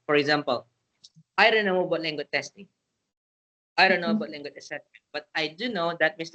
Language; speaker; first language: English; non-native, learner; Indonesian